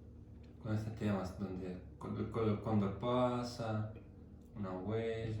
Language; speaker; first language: Spanish; non-native, fluent; Russian